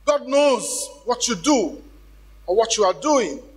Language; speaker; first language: English; non-native, local second language; Yoruba